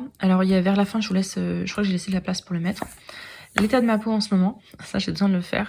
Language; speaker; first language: French; native; French